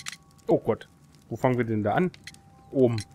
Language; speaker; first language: German; native; German